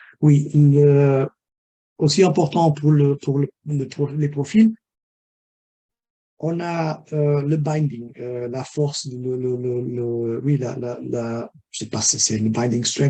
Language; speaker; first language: French; non-native, fluent; Portuguese